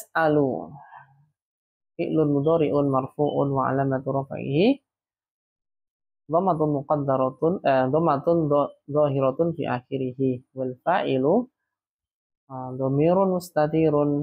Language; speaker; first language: Arabic; non-native, fluent; Indonesian